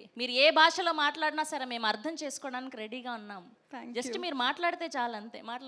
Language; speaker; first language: Telugu; native; Telugu